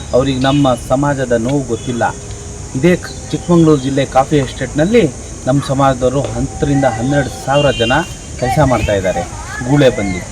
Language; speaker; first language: Kannada; non-native, local second language; Lambadi